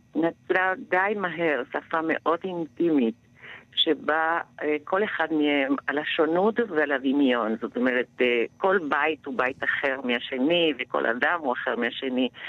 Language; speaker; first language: Hebrew; non-native, fluent; Spanish